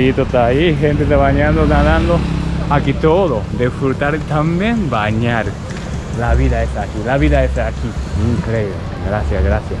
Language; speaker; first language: Spanish; non-native, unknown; Japanese